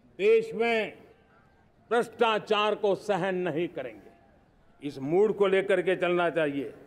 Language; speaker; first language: Hindi; non-native, local second language; Gujarati